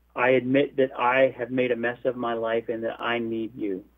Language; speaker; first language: English; native; English